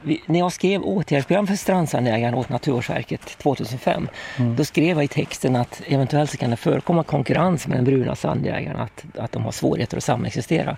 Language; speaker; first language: Swedish; native; Swedish